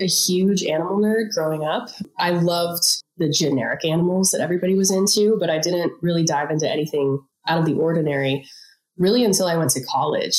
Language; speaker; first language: English; native; English